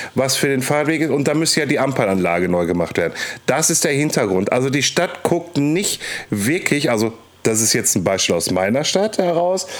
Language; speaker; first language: German; native; German